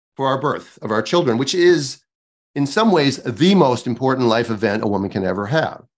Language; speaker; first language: English; native; English